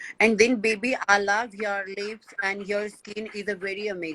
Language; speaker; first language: English; non-native, learner; Hindi